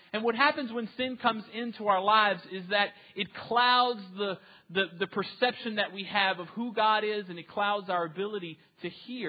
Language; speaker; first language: English; native; English